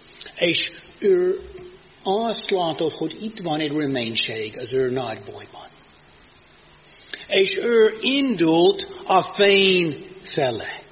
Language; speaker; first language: Hungarian; non-native, fluent; English